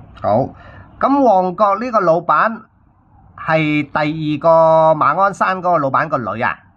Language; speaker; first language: Cantonese; native; Cantonese